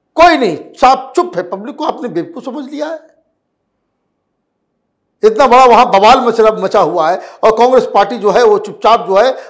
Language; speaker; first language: Hindi; native; Hindi